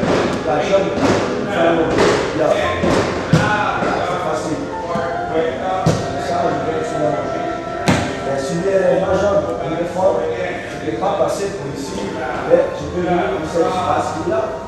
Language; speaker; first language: French; non-native, learner; Portuguese